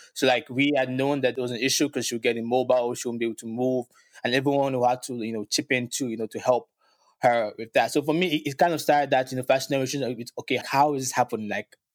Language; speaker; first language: English; non-native, local second language; Yoruba